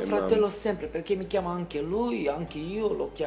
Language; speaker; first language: Italian; non-native, fluent; Romanian